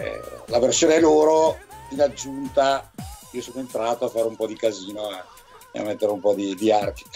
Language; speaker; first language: Italian; native; Italian